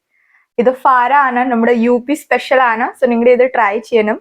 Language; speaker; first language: Malayalam; non-native, fluent; Hindi